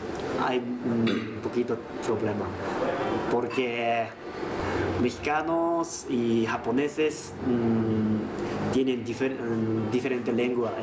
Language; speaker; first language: Spanish; non-native, learner; Japanese